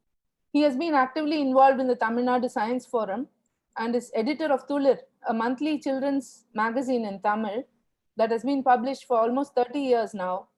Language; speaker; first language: English; non-native, local second language; Tamil